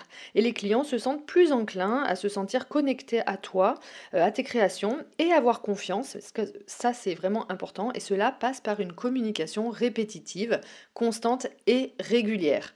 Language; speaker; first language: French; native; French